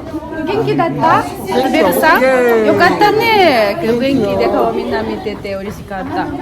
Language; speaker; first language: Japanese; non-native, learner; Mizo